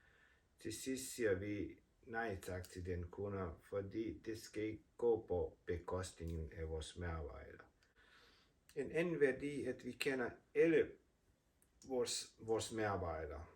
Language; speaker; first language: Danish; non-native, fluent; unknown